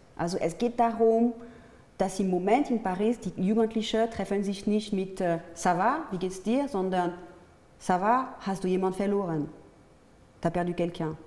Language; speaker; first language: German; non-native, fluent; French